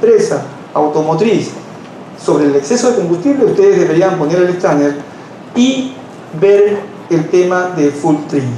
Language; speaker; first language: Spanish; native; Spanish